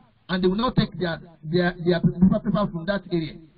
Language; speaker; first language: English; non-native, local second language; Yoruba